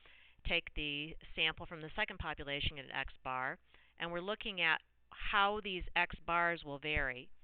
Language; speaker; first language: English; native; English